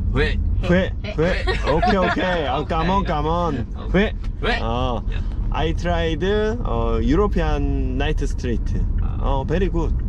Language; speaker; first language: English; non-native, learner; Korean